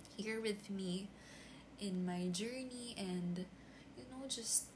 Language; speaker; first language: English; non-native, local second language; Filipino